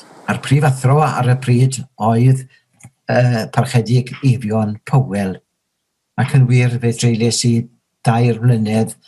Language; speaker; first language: Welsh; native; Welsh